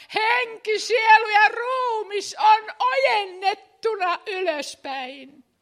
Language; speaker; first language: Finnish; native; Finnish